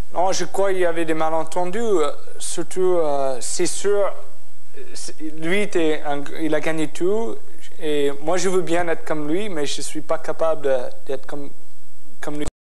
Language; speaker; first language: French; non-native, fluent; English